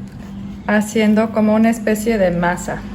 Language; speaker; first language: Spanish; non-native, fluent; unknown